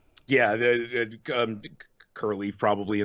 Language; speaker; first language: English; native; English